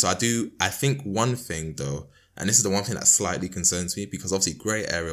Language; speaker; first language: English; native; English